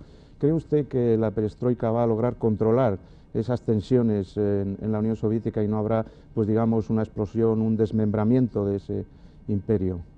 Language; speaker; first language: Spanish; native; Spanish